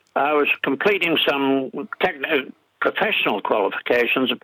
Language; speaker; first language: English; native; English